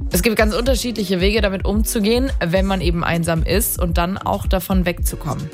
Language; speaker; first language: German; native; German